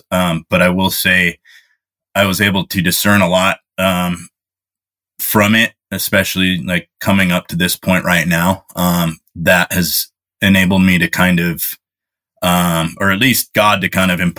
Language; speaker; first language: English; native; English